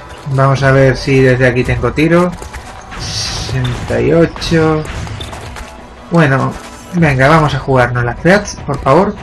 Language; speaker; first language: Spanish; native; Spanish